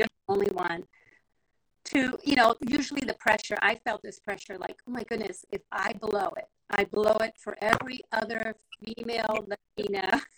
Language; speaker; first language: English; non-native, fluent; Spanish